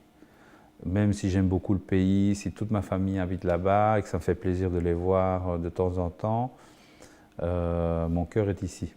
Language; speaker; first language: French; early bilingual, other home language; Spanish